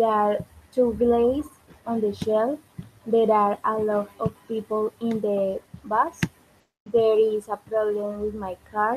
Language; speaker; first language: English; non-native, learner; Spanish